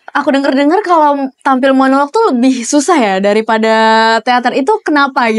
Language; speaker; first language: Indonesian; native; Indonesian